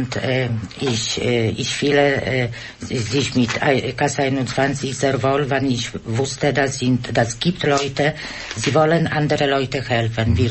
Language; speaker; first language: German; non-native, learner; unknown